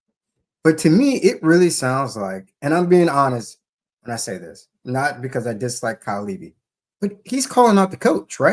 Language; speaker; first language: English; native; English